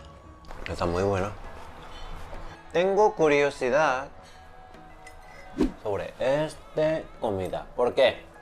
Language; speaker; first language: Spanish; non-native, learner; Korean